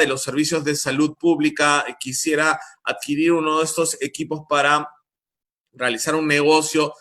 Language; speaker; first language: Spanish; native; Spanish